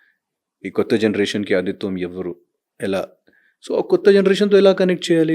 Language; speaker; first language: Telugu; non-native, fluent; Hindi